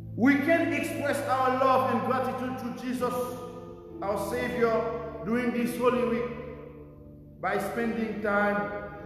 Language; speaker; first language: English; non-native, fluent; Haitian Creole